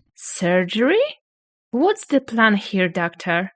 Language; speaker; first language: English; non-native, fluent; Polish